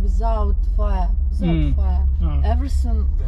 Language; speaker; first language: English; non-native, learner; Russian